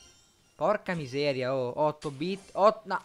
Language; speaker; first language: Italian; native; Italian